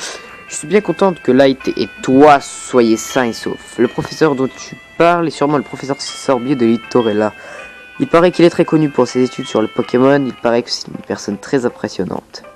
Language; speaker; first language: French; native; French